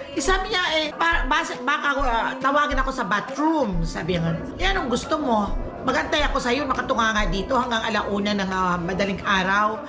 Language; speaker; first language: Filipino; non-native, local second language; Cebuano